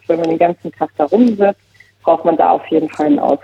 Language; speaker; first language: German; native; German